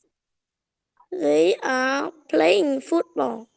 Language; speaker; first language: English; non-native, learner; Vietnamese